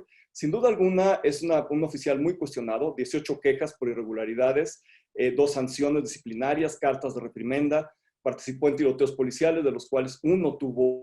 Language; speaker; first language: Spanish; native; Spanish